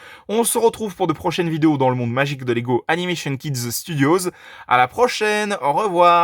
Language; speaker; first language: French; native; French